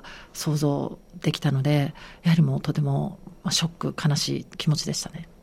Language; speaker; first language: Japanese; native; Japanese